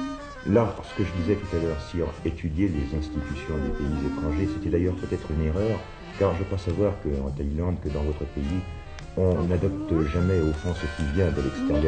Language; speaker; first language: French; native; French